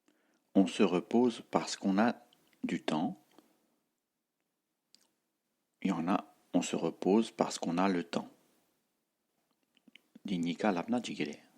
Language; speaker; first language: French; non-native, fluent; Tibetan